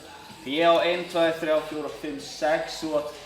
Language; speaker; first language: Icelandic; non-native, fluent; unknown